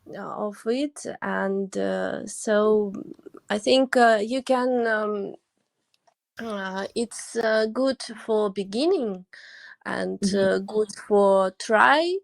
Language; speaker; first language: English; non-native, learner; Russian